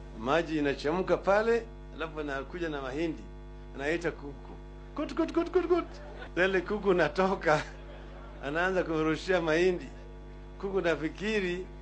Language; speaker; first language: Swahili; non-native, local second language; Luo (Kenya and Tanzania)